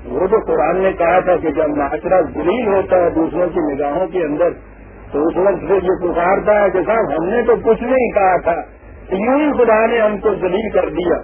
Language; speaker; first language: Urdu; non-native, local second language; Punjabi